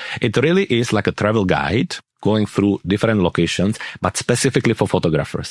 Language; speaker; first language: English; non-native, fluent; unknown